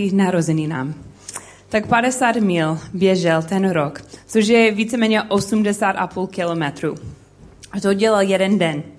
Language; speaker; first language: Czech; non-native, learner; English